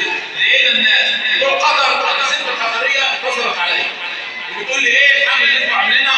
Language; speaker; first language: Arabic; native; Arabic